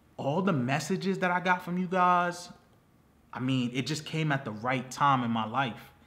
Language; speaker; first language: English; native; English